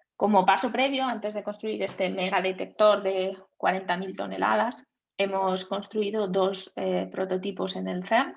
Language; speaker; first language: Spanish; native; Spanish